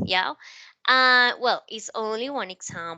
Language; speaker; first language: English; non-native, learner; Spanish